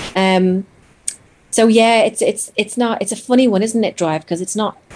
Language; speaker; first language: English; non-native, fluent; Greek